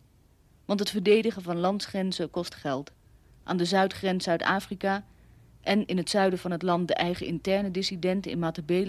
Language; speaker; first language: Dutch; native; Dutch